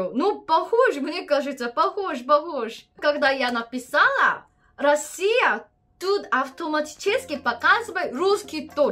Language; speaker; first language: Russian; non-native, learner; Korean